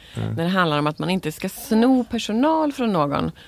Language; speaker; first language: Swedish; native; Swedish